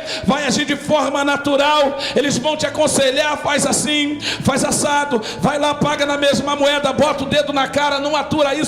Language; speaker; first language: Portuguese; native; Portuguese